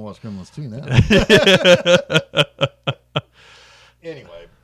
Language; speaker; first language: English; native; English